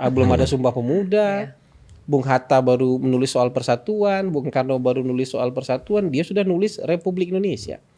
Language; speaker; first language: Indonesian; non-native, local second language; Minangkabau